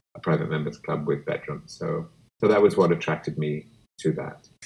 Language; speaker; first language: English; native; English